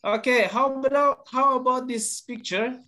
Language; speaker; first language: English; non-native, learner; Indonesian